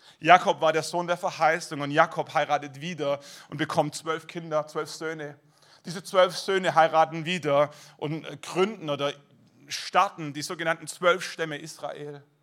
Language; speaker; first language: German; native; German